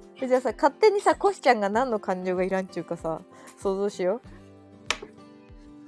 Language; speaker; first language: Japanese; native; Japanese